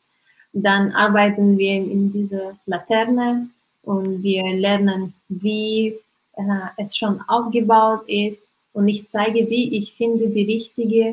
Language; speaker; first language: German; non-native, learner; Russian